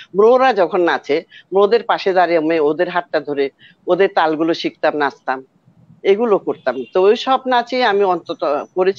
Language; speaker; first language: Bangla; non-native, local second language; Chakma